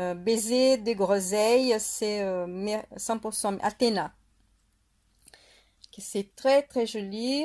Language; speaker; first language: French; non-native, fluent; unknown